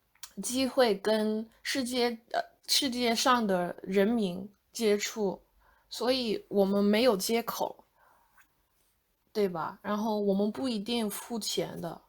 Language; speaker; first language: Chinese; non-native, fluent; English